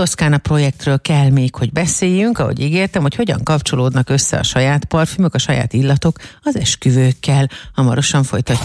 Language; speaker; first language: Hungarian; native; Hungarian